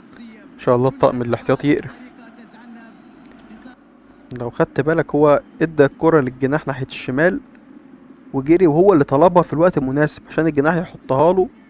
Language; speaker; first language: Arabic; native; Arabic